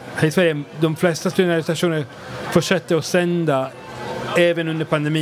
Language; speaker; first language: Swedish; non-native, fluent; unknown